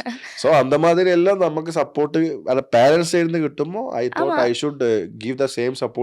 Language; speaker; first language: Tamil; non-native, learner; Malayalam